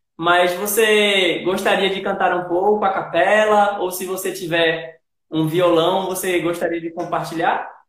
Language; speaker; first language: Portuguese; native; Portuguese